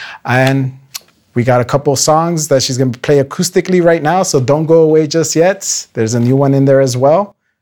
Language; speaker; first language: English; early bilingual, other home language; Spanish